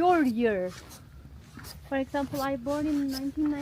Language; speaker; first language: English; non-native, learner; Turkish